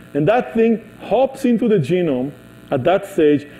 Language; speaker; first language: English; non-native, fluent; Hebrew